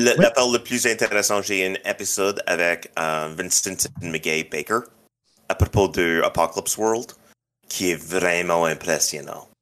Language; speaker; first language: French; non-native, local second language; English